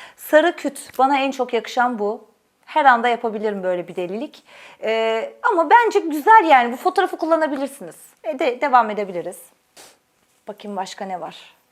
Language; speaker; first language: Turkish; native; Turkish